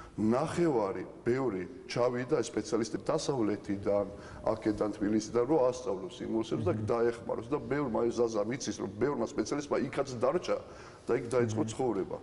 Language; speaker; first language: Georgian; non-native, local second language; Ossetic